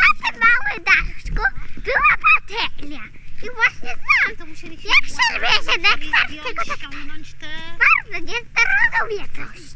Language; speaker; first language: Polish; early bilingual, heritage; Polish